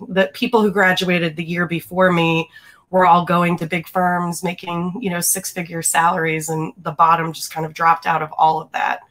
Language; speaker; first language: English; native; English